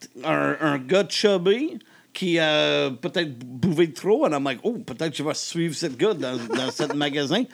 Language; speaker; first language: French; non-native, learner; English